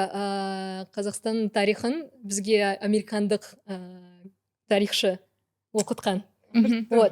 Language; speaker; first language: Kazakh; non-native, local second language; Russian